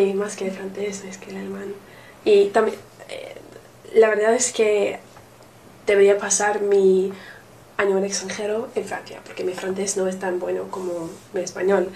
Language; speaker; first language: Spanish; non-native, learner; English